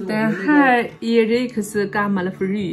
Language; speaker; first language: Swedish; non-native, learner; Chinese